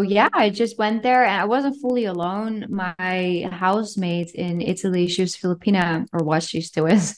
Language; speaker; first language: English; non-native, fluent; Dutch